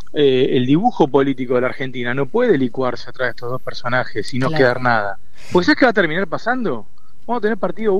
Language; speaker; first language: Spanish; native; Spanish